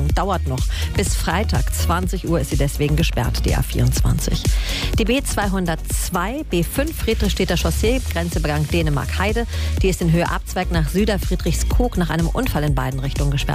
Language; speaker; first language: German; native; German